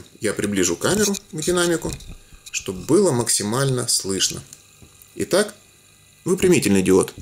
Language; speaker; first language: Russian; native; Russian